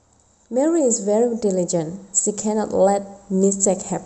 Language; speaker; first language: English; non-native, fluent; Indonesian